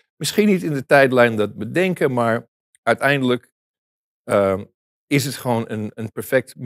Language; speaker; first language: Dutch; native; Dutch